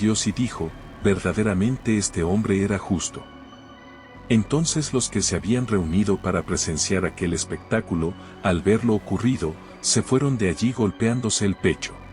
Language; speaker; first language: Spanish; native; Spanish